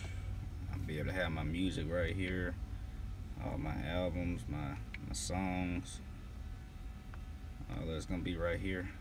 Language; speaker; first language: English; native; English